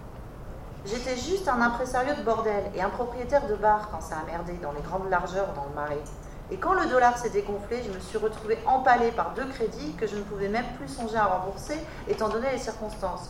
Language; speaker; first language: French; native; French